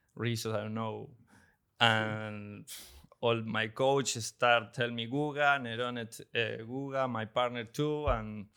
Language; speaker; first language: English; non-native, learner; Spanish